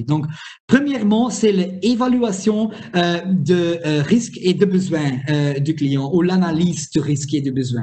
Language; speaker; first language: French; non-native, local second language; Dutch